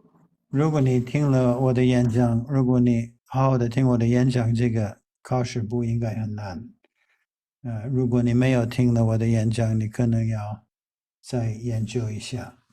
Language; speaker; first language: Chinese; non-native, fluent; English